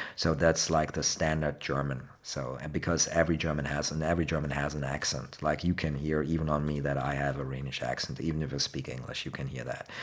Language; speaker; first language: English; non-native, fluent; German